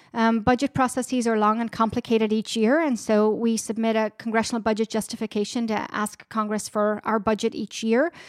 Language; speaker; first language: English; native; English